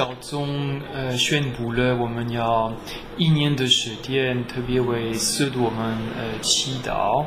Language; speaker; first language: Chinese; non-native, fluent; French